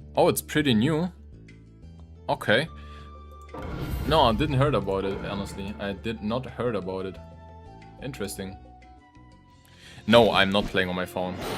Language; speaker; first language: English; non-native, fluent; German